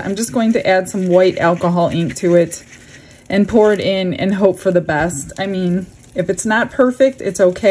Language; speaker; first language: English; native; English